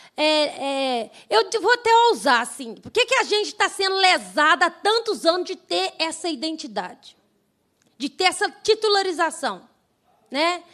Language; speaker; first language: Portuguese; native; Portuguese